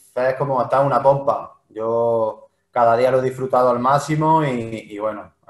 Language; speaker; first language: Spanish; native; Spanish